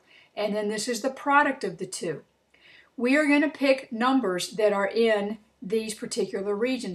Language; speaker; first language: English; native; English